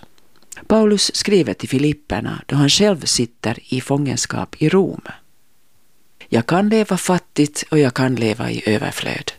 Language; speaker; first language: Swedish; native; Swedish